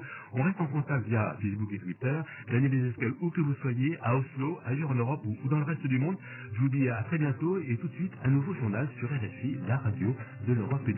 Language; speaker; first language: French; native; French